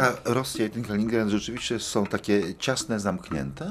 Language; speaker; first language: Polish; native; Polish